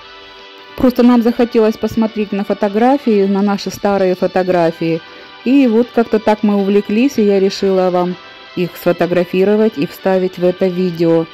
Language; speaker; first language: Russian; native; Russian